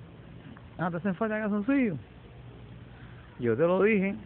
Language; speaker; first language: Spanish; native; Spanish